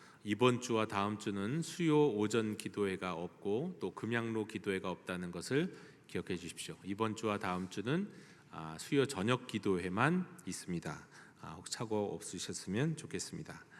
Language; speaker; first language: Korean; native; Korean